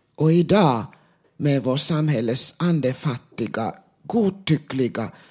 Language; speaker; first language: Swedish; non-native, local second language; Finnish